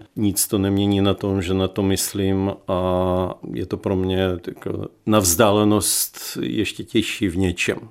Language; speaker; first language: Czech; non-native, fluent; Ukrainian